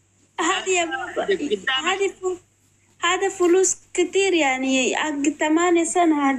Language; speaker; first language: Arabic; non-native, learner; Oromo